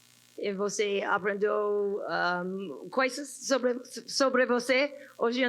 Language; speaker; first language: Portuguese; non-native, learner; English